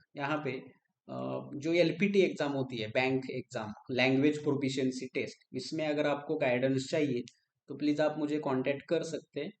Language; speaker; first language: Hindi; non-native, local second language; Marathi